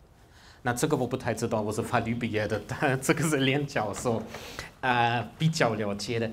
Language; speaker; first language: Chinese; non-native, fluent; German